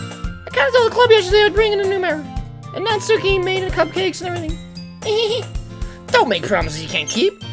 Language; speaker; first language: English; native; English